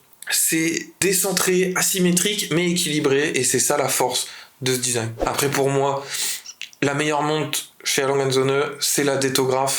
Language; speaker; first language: French; native; French